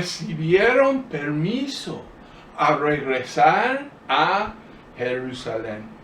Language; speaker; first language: Spanish; non-native, fluent; English